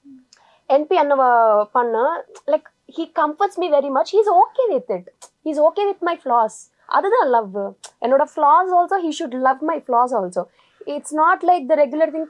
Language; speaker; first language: Tamil; non-native, learner; Telugu